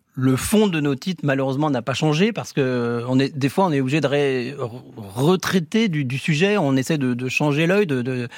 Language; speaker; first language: French; native; French